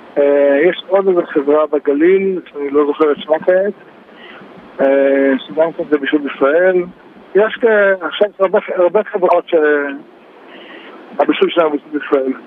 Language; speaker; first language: Hebrew; native; Hebrew